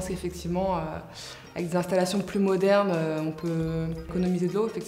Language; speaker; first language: French; native; French